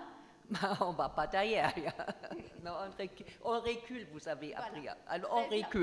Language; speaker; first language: French; non-native, learner; German